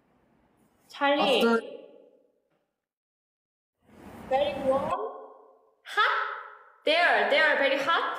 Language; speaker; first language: English; non-native, learner; Korean